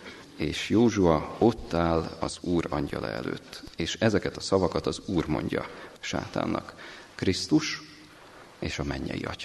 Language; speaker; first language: Hungarian; native; Hungarian